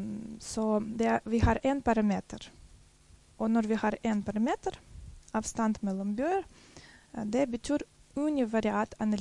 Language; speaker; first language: Norwegian; non-native, fluent; Russian